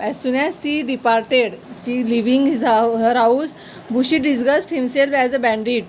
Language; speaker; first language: English; non-native, local second language; Marathi